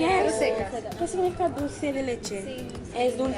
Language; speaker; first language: Spanish; non-native, learner; English